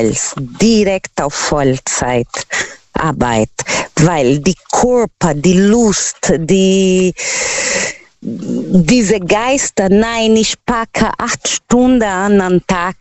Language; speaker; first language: German; non-native, fluent; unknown